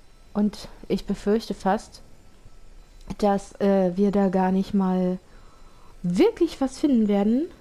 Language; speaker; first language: German; native; German